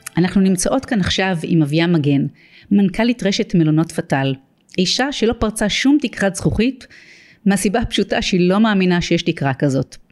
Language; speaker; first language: Hebrew; native; Hebrew